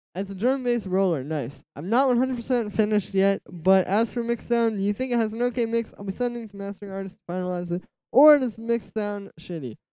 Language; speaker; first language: English; native; English